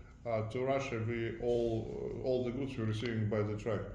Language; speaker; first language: English; non-native, learner; Russian